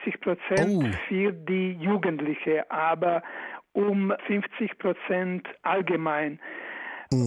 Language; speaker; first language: German; non-native, fluent; Croatian